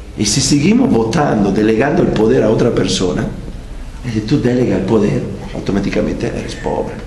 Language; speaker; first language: Spanish; non-native, fluent; Italian